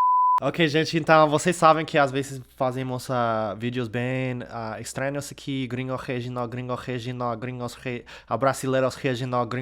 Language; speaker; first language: Portuguese; non-native, fluent; English